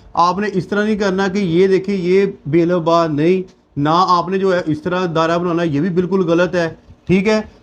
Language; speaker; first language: Urdu; native; Urdu